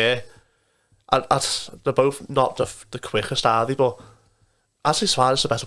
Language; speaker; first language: English; native; English